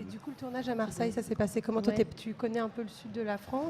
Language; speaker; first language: French; native; French